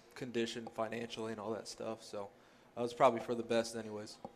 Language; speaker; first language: English; early bilingual, other home language; Greek